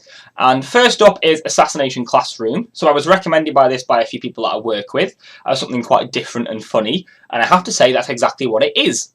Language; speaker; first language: English; native; English